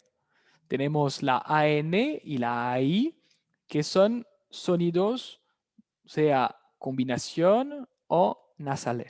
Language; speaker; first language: Spanish; non-native, fluent; French